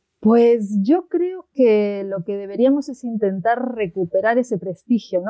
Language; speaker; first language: Spanish; native; Spanish